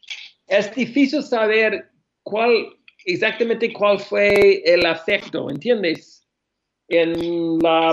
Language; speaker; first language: Spanish; non-native, fluent; English